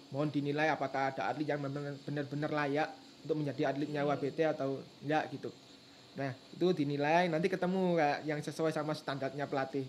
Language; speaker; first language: Indonesian; native; Indonesian